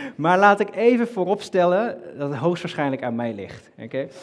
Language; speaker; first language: Dutch; native; Dutch